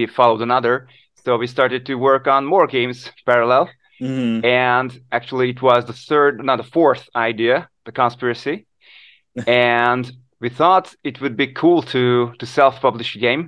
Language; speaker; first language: English; non-native, fluent; Hungarian